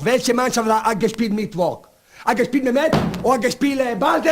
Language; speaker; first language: German; non-native, learner; Italian